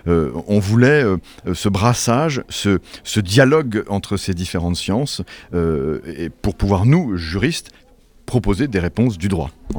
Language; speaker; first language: French; native; French